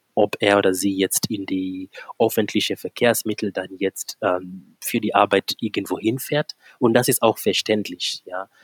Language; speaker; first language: German; non-native, fluent; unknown